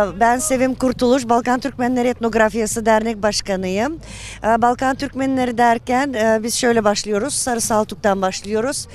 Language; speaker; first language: Turkish; native; Turkish